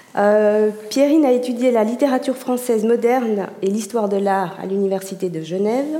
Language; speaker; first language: French; native; French